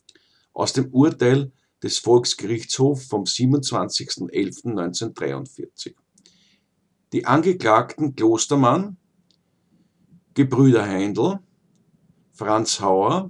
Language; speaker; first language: German; native; German